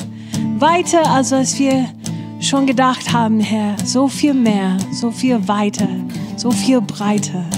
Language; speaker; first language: German; non-native, fluent; English